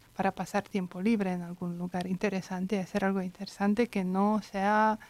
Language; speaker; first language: Spanish; non-native, fluent; Polish